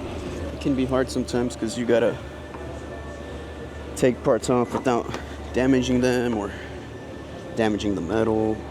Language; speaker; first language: English; native; English